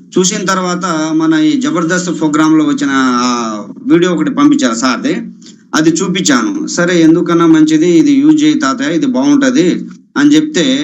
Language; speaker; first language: Telugu; non-native, local second language; Lambadi